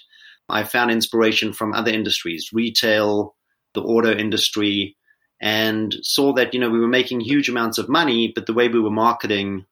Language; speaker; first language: English; native; English